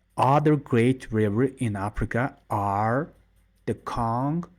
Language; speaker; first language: English; non-native, learner; Mongolian